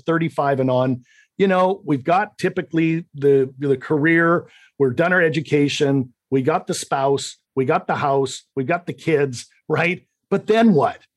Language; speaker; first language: English; native; English